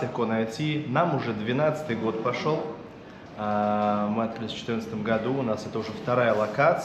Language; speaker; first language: Russian; native; Russian